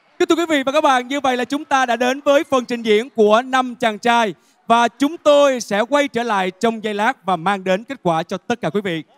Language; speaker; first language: Vietnamese; native; Vietnamese